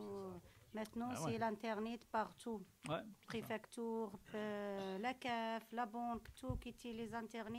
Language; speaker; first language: French; non-native, local second language; Arabic